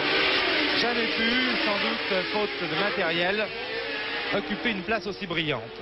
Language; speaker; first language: French; native; French